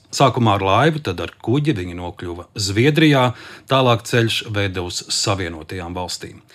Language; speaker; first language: Latvian; native; Latvian